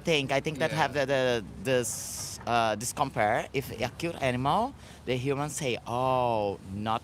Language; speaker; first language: English; non-native, learner; Portuguese